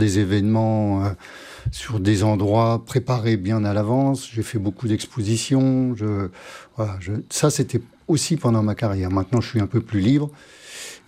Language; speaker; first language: French; native; French